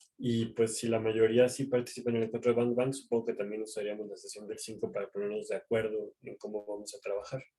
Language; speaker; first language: Spanish; native; Spanish